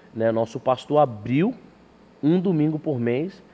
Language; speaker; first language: Portuguese; early bilingual, heritage; English